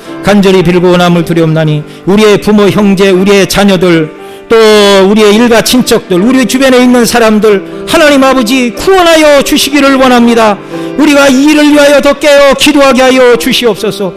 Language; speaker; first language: Korean; native; Korean